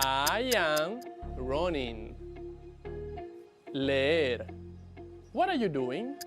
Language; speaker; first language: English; non-native, fluent; Spanish